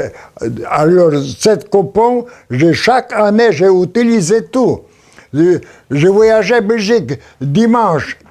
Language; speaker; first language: French; non-native, learner; Polish